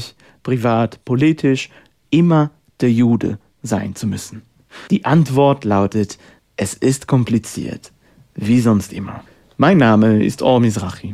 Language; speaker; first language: German; non-native, fluent; Hebrew